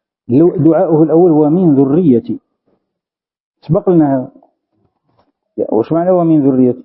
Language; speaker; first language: Arabic; native; Arabic